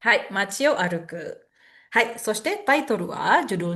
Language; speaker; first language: Japanese; non-native, fluent; Indonesian